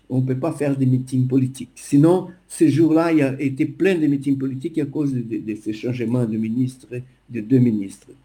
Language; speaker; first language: French; non-native, fluent; Portuguese